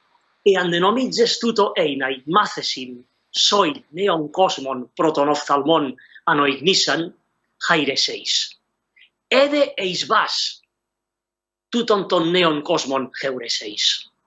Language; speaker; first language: Greek; non-native, fluent; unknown